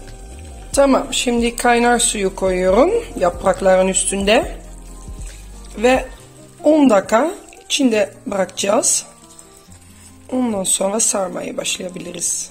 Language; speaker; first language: Turkish; non-native, fluent; Dutch